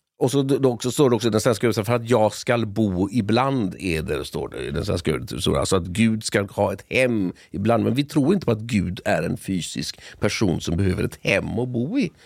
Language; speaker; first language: Swedish; native; Swedish